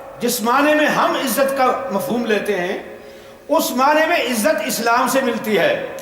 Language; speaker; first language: Urdu; non-native, local second language; Punjabi